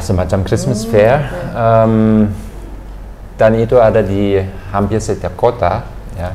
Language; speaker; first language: Indonesian; non-native, fluent; German